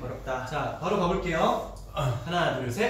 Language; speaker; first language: Korean; native; Korean